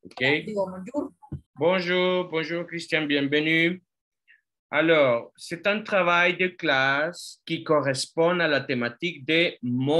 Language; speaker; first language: French; non-native, fluent; Spanish